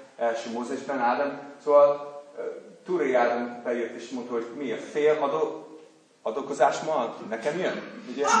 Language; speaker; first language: Hungarian; non-native, fluent; English